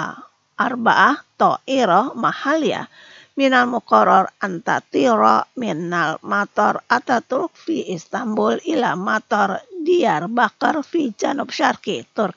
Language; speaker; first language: Arabic; non-native, fluent; Indonesian